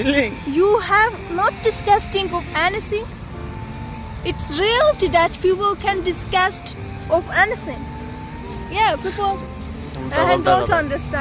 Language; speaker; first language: English; non-native, learner; Azerbaijani